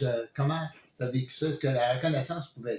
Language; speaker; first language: French; native; French